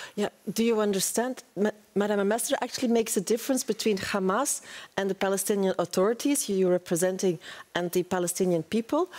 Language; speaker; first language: English; non-native, fluent; Dutch